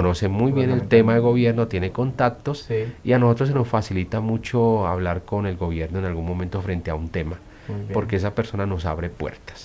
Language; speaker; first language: Spanish; native; Spanish